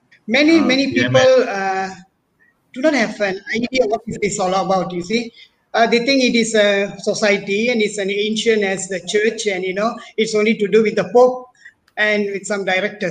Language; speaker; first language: English; non-native, local second language; Tamil